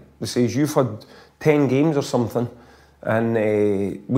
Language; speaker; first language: English; native; English